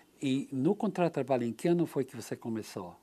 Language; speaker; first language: Portuguese; non-native, learner; English